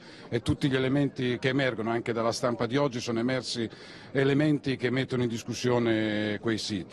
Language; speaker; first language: Italian; native; Italian